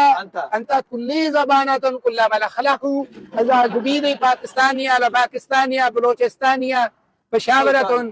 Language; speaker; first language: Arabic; non-native, learner; Punjabi